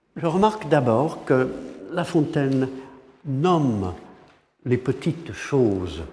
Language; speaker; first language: French; non-native, fluent; English